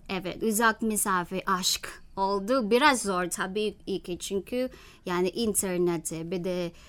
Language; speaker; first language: Turkish; non-native, learner; Filipino